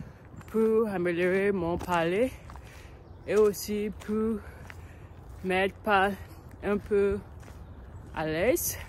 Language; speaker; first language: French; non-native, learner; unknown